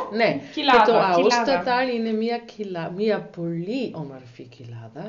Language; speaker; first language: Greek; non-native, learner; German